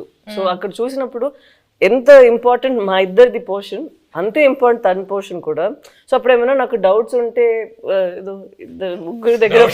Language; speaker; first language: Telugu; non-native, local second language; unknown